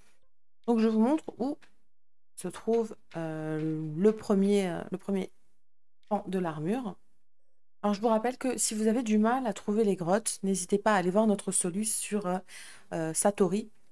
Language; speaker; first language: French; native; French